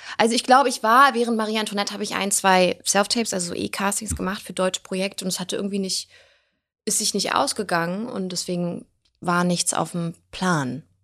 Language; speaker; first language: German; early bilingual, other home language; Russian